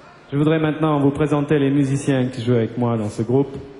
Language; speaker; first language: French; native; French